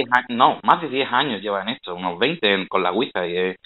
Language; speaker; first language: Spanish; native; Spanish